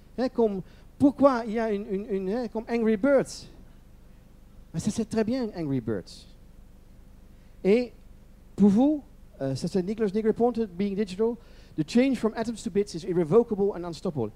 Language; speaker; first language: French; non-native, learner; Dutch